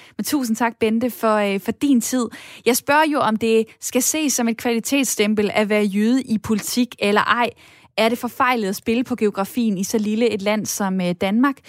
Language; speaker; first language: Danish; native; Danish